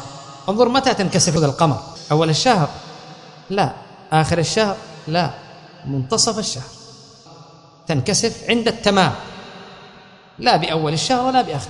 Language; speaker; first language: Arabic; native; Arabic